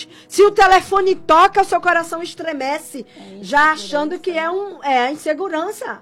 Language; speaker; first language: Portuguese; native; Portuguese